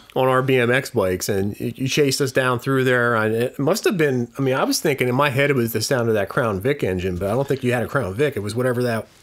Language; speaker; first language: English; native; English